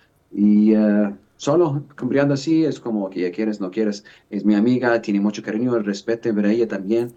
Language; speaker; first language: Spanish; non-native, learner; Arabic